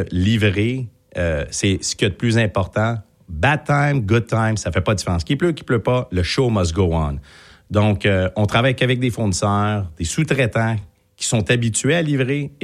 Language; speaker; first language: French; native; French